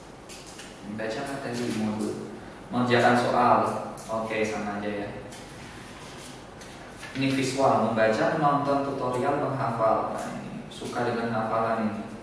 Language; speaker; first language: Indonesian; native; Indonesian